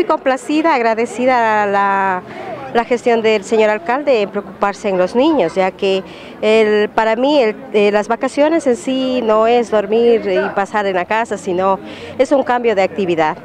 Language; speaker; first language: Spanish; native; Spanish